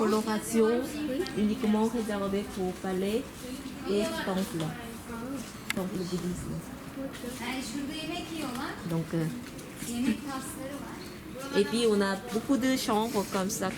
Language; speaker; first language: French; non-native, learner; Korean